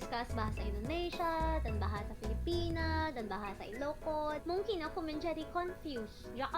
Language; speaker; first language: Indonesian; non-native, learner; Iloko